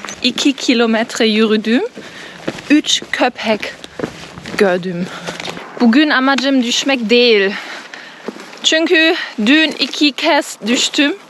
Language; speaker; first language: Turkish; non-native, learner; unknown